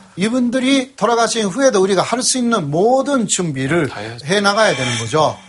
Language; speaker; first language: Korean; non-native, fluent; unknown